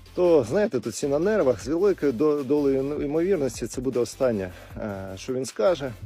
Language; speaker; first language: Ukrainian; non-native, local second language; Russian